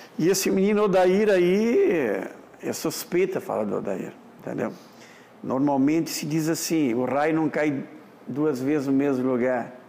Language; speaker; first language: Portuguese; native; Portuguese